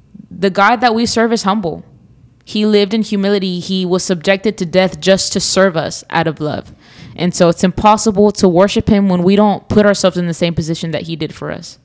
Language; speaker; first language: English; early bilingual, other home language; Spanish